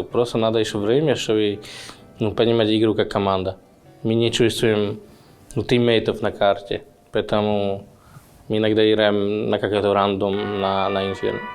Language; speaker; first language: Russian; non-native, fluent; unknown